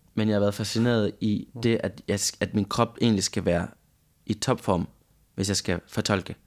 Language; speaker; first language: Danish; non-native, fluent; Spanish